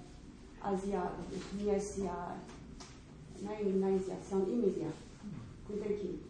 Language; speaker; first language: Finnish; non-native, learner; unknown